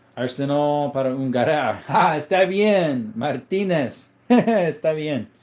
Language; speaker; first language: Spanish; non-native, learner; English